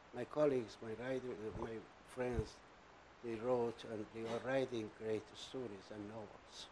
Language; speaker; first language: English; non-native, fluent; Persian